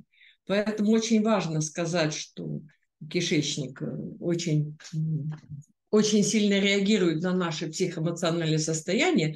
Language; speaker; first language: Russian; native; Russian